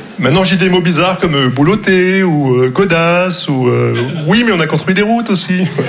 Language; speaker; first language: French; non-native, local second language; Arabic